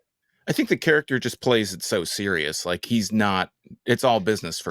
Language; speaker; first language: English; native; English